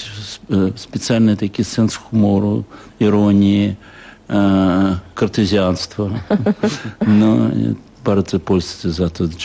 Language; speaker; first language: Polish; non-native, fluent; Russian